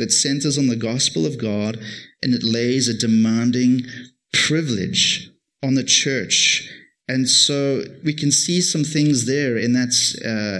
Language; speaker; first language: English; native; English